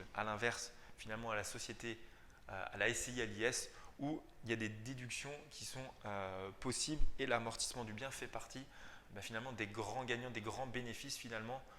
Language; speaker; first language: French; native; French